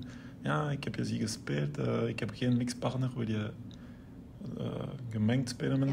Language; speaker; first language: Dutch; non-native, local second language; French